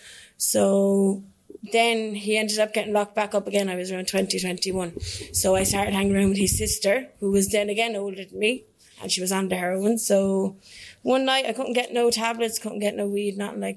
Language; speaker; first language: English; native; English